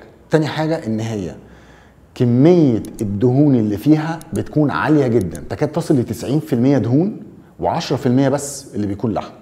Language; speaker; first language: Arabic; native; Arabic